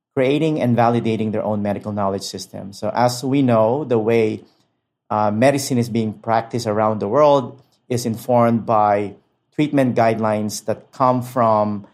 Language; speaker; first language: English; non-native, local second language; Filipino